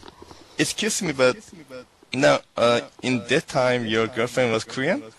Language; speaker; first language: English; non-native, learner; Korean